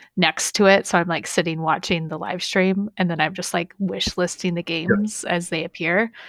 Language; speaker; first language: English; native; English